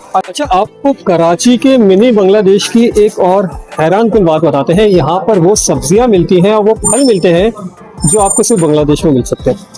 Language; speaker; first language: Urdu; native; Urdu